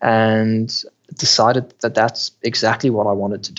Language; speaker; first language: English; native; English